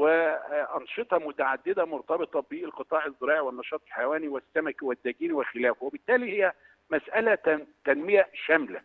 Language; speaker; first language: Arabic; native; Arabic